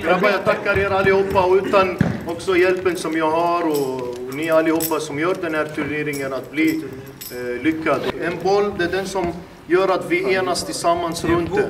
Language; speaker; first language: Swedish; non-native, local second language; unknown